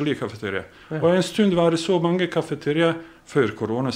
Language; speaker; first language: Norwegian; non-native, fluent; Bosnian